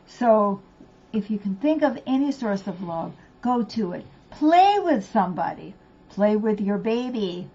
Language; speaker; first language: English; native; English